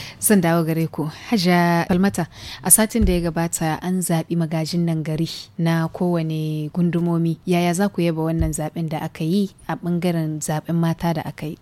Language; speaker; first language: Hausa; native; Hausa